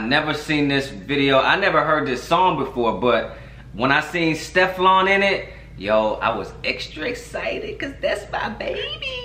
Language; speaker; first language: English; native; English